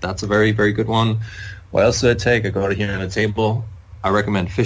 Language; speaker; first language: English; non-native, fluent; German